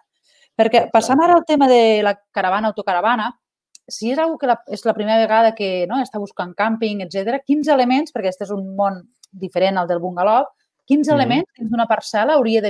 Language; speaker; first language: Catalan; native; Catalan